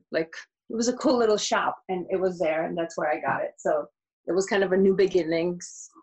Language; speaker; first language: English; early bilingual, other home language; Georgian